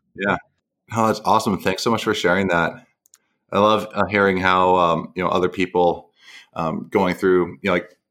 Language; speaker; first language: English; native; English